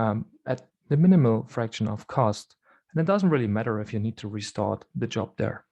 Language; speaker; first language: English; non-native, fluent; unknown